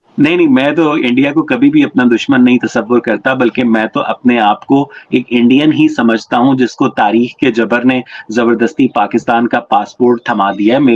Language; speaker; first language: Urdu; native; Urdu